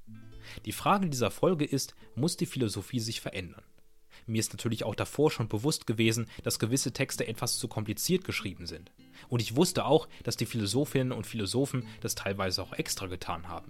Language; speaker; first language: German; native; German